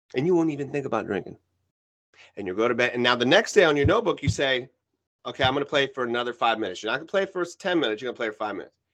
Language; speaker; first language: English; early bilingual, other home language; Spanish